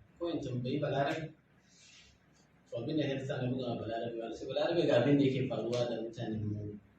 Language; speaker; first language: Hausa; non-native, local second language; Fula